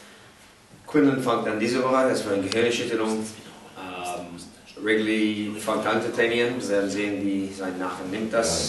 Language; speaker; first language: German; non-native, fluent; English